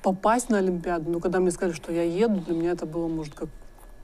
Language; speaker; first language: Russian; native; Russian